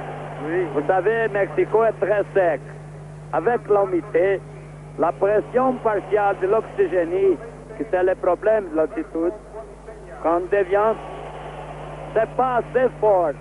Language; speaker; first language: French; non-native, fluent; Portuguese